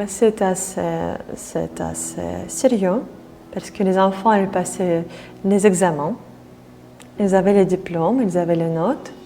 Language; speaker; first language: French; non-native, fluent; Russian